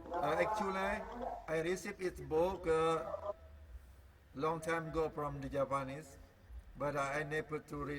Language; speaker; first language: English; non-native, learner; Sasak